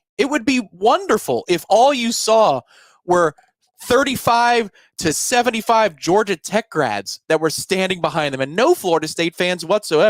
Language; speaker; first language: English; native; English